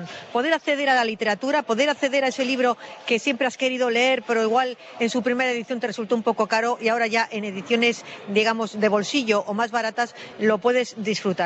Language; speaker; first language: Spanish; native; Spanish